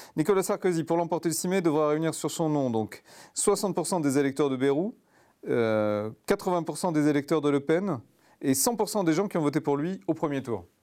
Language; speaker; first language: French; native; French